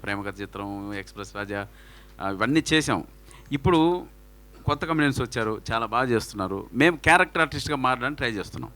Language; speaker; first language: Telugu; native; Telugu